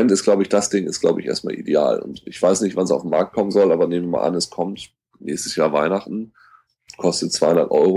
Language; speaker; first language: German; native; German